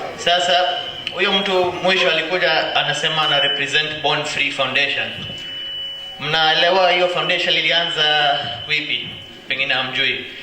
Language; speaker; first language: Swahili; non-native, local second language; Luo (Kenya and Tanzania)